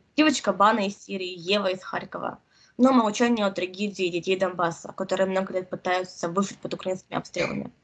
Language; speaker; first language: Russian; native; Russian